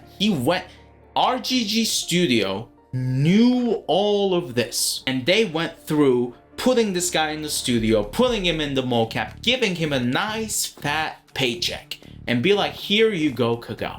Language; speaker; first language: English; native; English